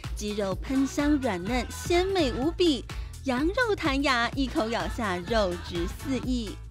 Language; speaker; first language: Chinese; native; Chinese